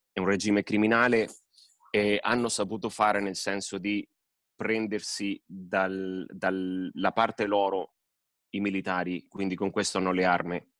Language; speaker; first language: Italian; early bilingual, heritage; Spanish